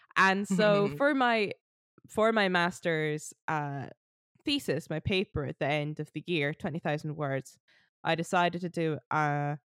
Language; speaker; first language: English; native; English